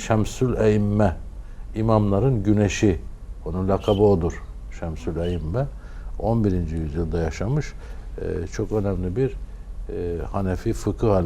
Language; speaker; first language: Turkish; native; Turkish